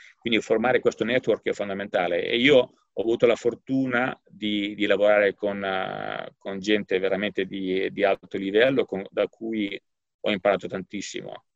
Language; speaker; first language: Italian; native; Italian